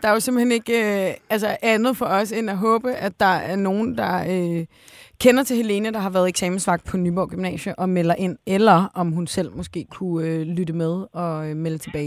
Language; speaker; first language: Danish; native; Danish